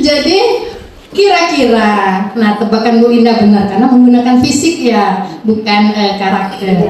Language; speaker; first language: Indonesian; native; Indonesian